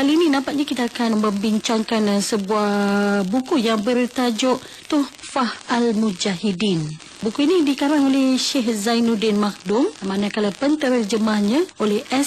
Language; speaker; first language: Malay; native; Malay